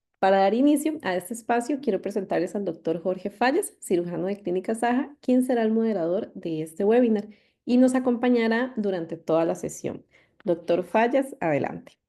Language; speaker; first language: Spanish; native; Spanish